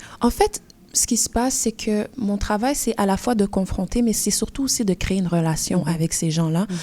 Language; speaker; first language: French; early bilingual, other home language; Haitian Creole